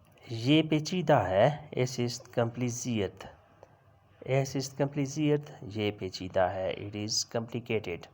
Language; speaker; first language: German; non-native, learner; Urdu